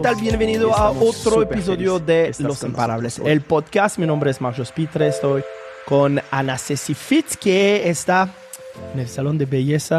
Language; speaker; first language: Spanish; non-native, fluent; French